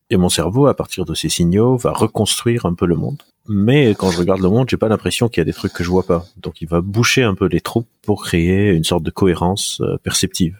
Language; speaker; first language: French; non-native, local second language; Arabic